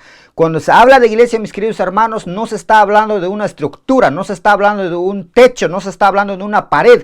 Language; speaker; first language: Spanish; native; Spanish